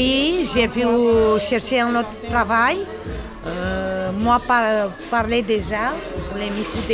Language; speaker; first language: French; non-native, learner; Romanian